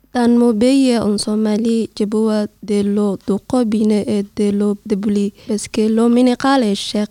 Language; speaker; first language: French; non-native, learner; Somali